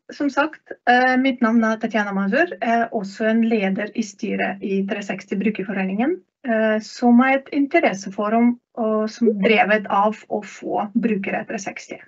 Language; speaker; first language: Norwegian; non-native, fluent; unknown